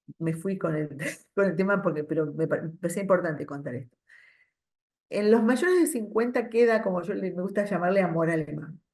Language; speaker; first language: Spanish; non-native, local second language; German